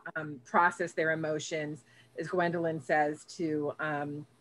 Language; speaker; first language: English; native; English